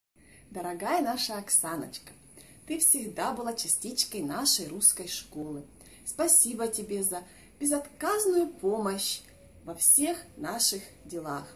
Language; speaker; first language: Russian; native; Russian